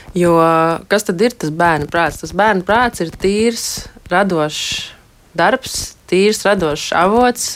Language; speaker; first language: Latvian; native; Latvian